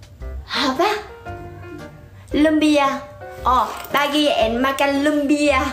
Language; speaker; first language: Indonesian; non-native, learner; Vietnamese